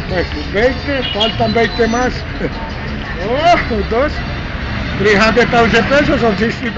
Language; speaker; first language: Spanish; native; Spanish